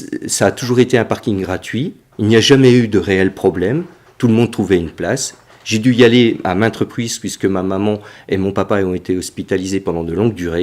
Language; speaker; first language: French; native; French